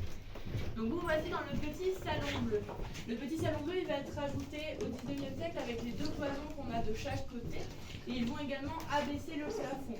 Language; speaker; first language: French; native; French